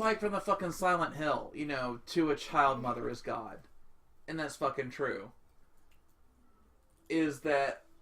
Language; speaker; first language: English; native; English